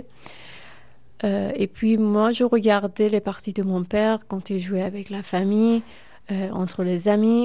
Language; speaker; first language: French; non-native, fluent; Persian